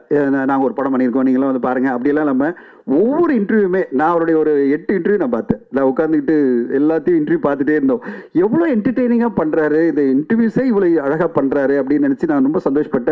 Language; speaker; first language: Tamil; native; Tamil